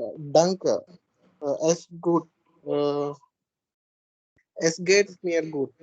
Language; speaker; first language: German; non-native, learner; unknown